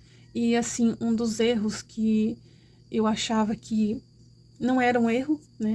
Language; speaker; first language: Portuguese; native; Portuguese